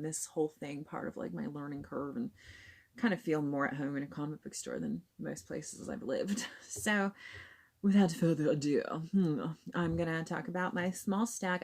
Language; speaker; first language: English; native; English